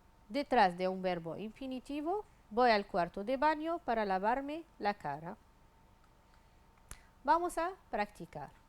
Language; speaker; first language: Spanish; non-native, fluent; Arabic